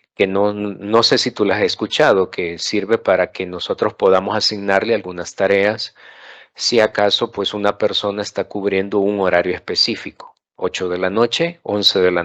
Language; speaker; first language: Spanish; native; Spanish